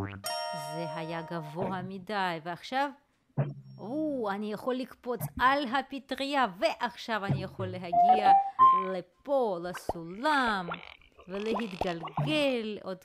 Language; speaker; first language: Hebrew; native; Hebrew